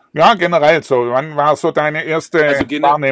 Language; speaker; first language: German; native; German